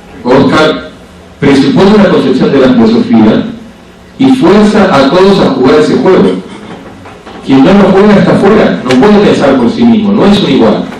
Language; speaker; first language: Spanish; native; Spanish